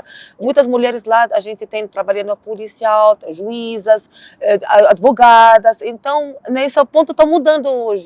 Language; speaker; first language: Portuguese; non-native, learner; Arabic